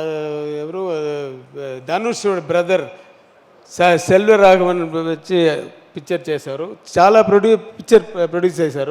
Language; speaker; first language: Telugu; non-native, learner; Tamil